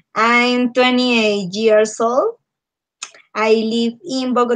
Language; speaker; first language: English; non-native, learner; Spanish